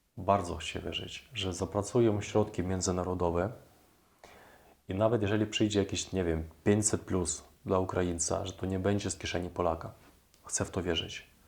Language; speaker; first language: Polish; non-native, fluent; Ukrainian